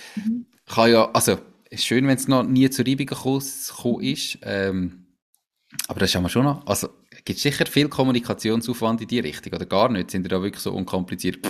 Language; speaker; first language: German; native; German